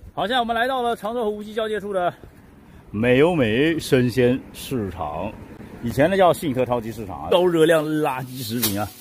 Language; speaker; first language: Chinese; native; Chinese